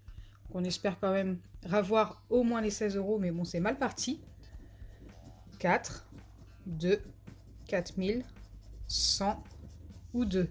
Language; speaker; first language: French; native; French